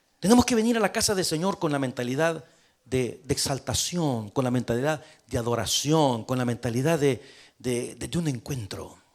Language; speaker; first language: Spanish; native; Spanish